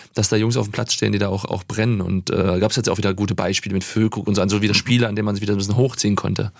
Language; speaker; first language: German; native; German